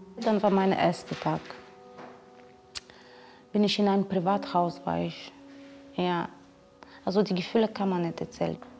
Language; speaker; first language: German; non-native, learner; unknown